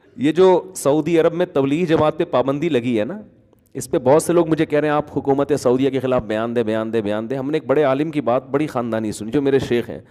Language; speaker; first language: Urdu; native; Urdu